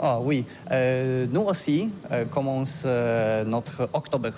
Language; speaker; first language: French; non-native, learner; Polish